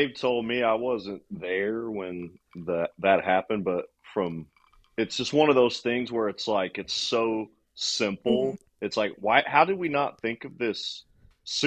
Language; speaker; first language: English; native; English